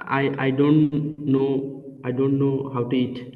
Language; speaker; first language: English; non-native, learner; Bangla